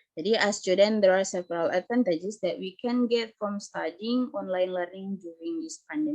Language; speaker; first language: English; non-native, fluent; Indonesian